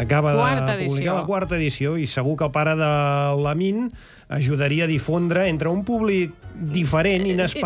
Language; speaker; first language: Catalan; native; Catalan